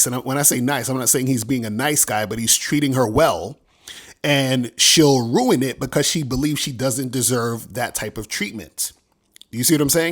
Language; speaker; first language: English; native; English